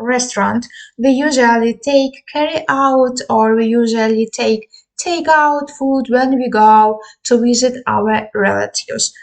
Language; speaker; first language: English; non-native, fluent; Ukrainian